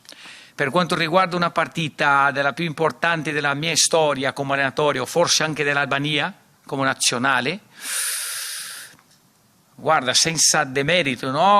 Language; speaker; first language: Italian; non-native, fluent; Portuguese